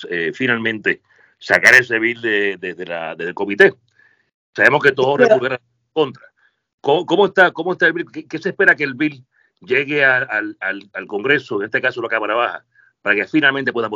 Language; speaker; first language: Spanish; native; Spanish